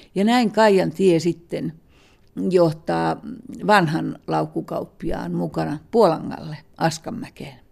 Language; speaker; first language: Finnish; native; Finnish